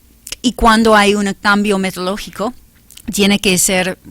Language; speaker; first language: Spanish; non-native, fluent; English